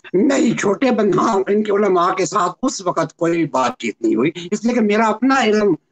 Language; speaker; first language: Urdu; native; Urdu